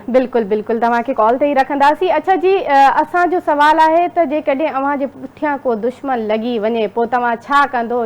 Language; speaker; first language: Sindhi; non-native, local second language; Urdu